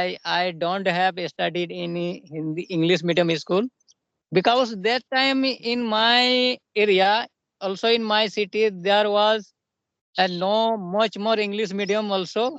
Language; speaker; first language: English; non-native, local second language; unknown